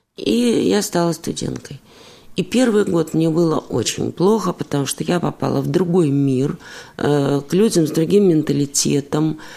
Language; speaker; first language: Russian; native; Russian